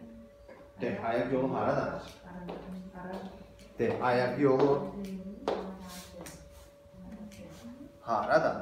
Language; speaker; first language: Chinese; non-native, fluent; Azerbaijani